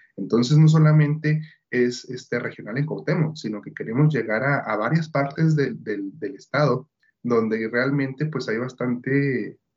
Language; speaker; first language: Spanish; native; Spanish